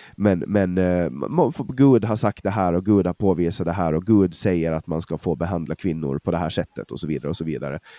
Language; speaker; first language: Swedish; non-native, fluent; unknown